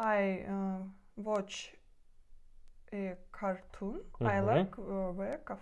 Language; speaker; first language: English; non-native, learner; Russian